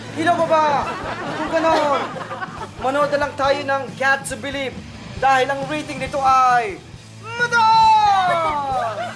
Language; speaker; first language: Filipino; native; Filipino